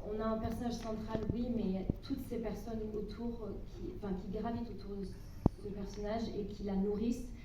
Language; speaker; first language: French; non-native, fluent; English